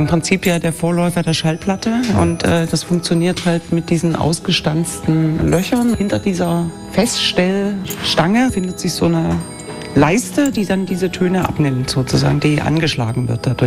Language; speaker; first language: German; native; German